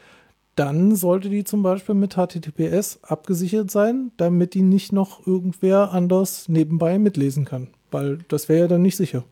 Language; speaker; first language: German; native; German